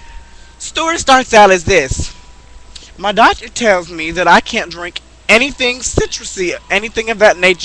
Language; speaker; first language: English; native; English